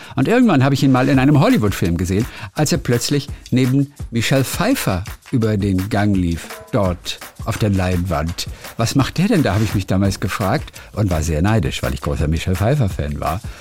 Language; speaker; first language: German; native; German